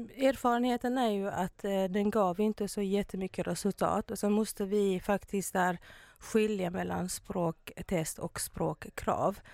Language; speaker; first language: Swedish; non-native, fluent; Arabic